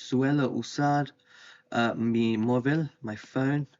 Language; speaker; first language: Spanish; non-native, fluent; English